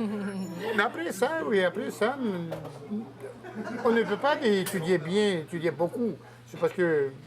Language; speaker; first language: French; non-native, learner; Russian